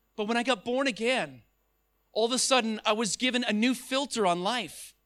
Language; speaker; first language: English; native; English